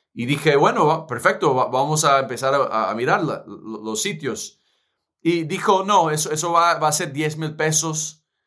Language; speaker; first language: Spanish; non-native, fluent; English